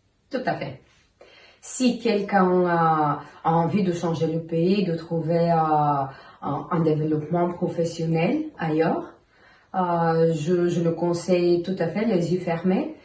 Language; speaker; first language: French; non-native, fluent; Bulgarian